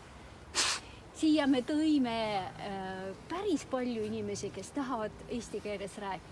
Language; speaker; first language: Estonian; non-native, local second language; Russian